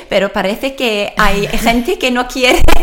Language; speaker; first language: Spanish; non-native, learner; English